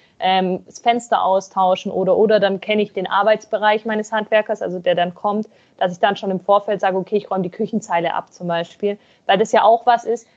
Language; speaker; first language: German; native; German